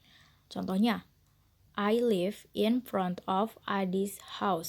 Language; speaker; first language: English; non-native, learner; Indonesian